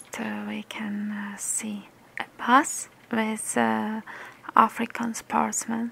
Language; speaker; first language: English; non-native, learner; Russian